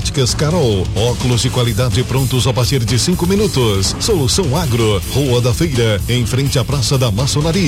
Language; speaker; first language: Portuguese; native; Portuguese